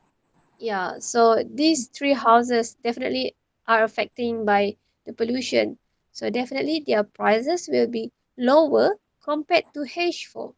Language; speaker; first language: English; non-native, local second language; Malay